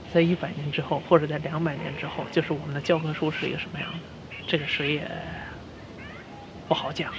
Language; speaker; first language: Chinese; native; Chinese